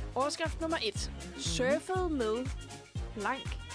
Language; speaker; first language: Danish; native; Danish